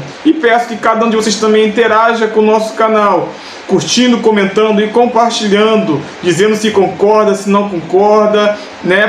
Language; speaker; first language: Portuguese; native; Portuguese